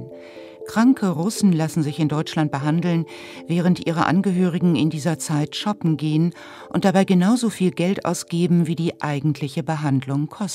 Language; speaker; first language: German; native; German